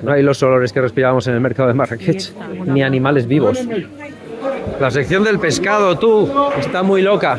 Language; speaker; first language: Spanish; native; Spanish